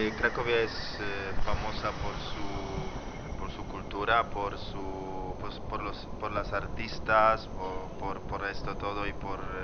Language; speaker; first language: Spanish; non-native, learner; Polish